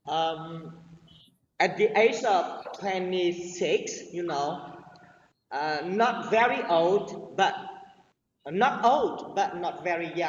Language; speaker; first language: English; non-native, learner; Vietnamese